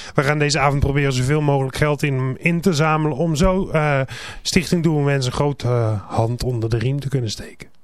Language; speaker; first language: Dutch; native; Dutch